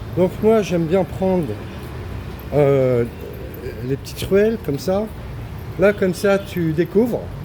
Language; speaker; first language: French; native; French